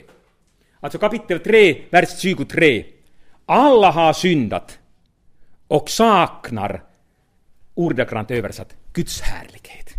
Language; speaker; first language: Swedish; non-native, fluent; Finnish